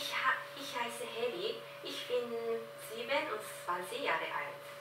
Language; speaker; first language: German; non-native, learner; Korean